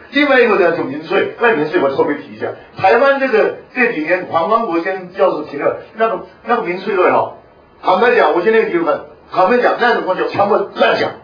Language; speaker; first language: Chinese; non-native, local second language; Hakka Chinese